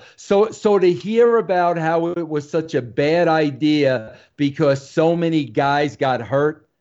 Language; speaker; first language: English; native; English